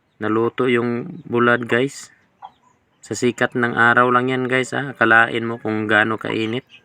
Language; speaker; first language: Filipino; non-native, local second language; Cebuano